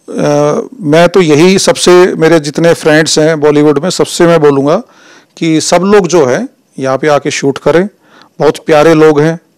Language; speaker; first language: Hindi; native; Hindi